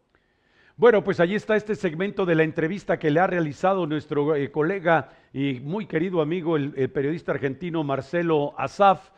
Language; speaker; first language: Spanish; native; Spanish